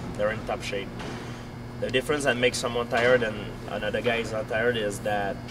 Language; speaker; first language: English; non-native, fluent; French